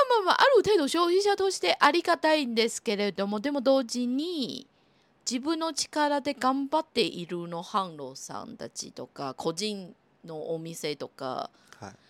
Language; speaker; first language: Japanese; non-native, fluent; Chinese